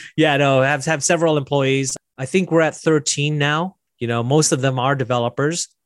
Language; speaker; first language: English; native; English